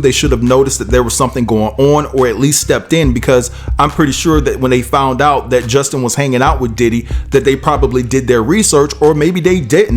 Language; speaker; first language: English; native; English